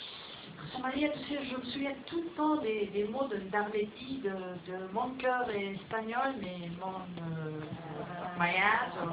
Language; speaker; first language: French; non-native, fluent; Spanish